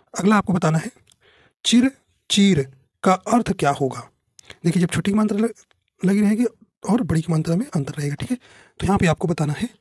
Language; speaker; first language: Hindi; native; Hindi